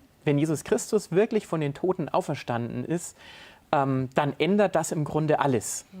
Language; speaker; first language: German; native; German